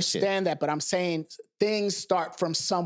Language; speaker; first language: English; native; English